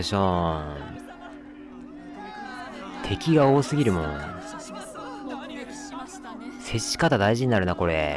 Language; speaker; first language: Japanese; native; Japanese